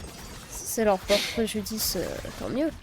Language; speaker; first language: French; native; French